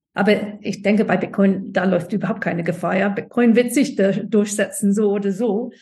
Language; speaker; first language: German; non-native, fluent; English